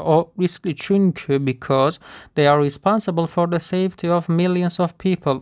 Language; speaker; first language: English; non-native, fluent; Turkish